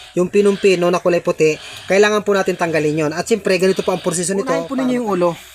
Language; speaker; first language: Filipino; non-native, local second language; Bikol